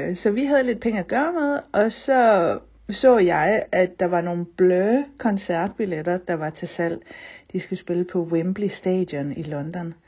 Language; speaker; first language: Danish; native; Danish